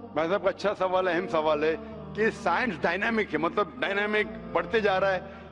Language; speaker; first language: Hindi; non-native, local second language; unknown